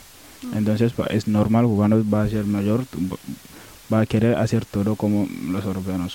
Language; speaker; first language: Spanish; non-native, learner; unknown